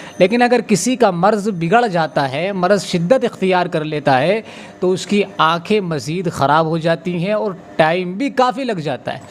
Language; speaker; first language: Urdu; native; Urdu